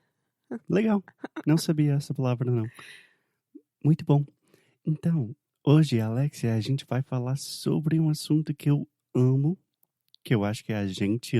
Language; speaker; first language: Portuguese; non-native, fluent; English